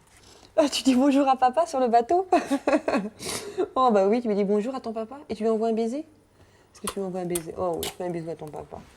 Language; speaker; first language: French; native; French